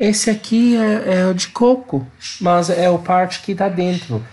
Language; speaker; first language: Portuguese; non-native, learner; English